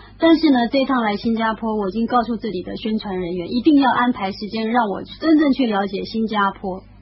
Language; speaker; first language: Chinese; native; Chinese